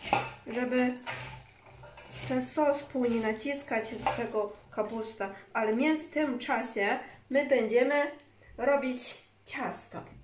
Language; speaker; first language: Polish; non-native, learner; Chinese